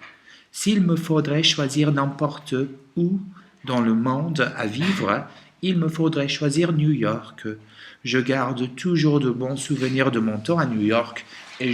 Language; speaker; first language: French; non-native, learner; English